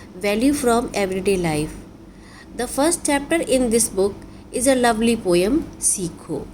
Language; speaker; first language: English; non-native, local second language; Hindi